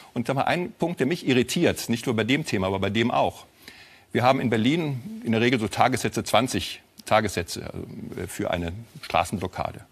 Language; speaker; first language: German; native; German